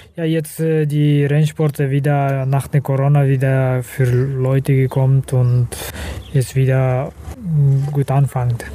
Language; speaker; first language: German; non-native, fluent; Russian